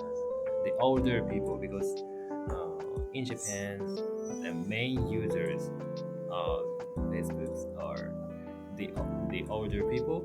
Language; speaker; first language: English; non-native, learner; Japanese